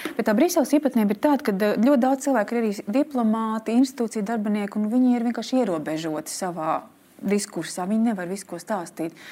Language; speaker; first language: Latvian; native; Latvian